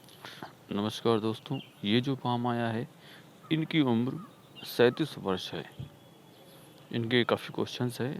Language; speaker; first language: Hindi; native; Hindi